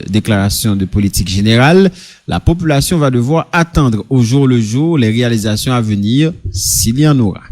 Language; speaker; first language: French; non-native, local second language; Haitian Creole